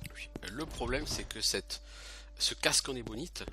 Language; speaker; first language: French; native; French